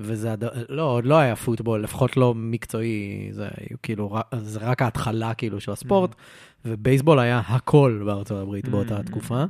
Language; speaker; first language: Hebrew; native; Hebrew